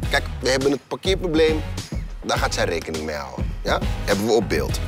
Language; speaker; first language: Dutch; native; Dutch